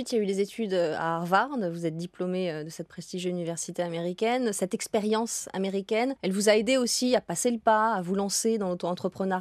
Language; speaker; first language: French; native; French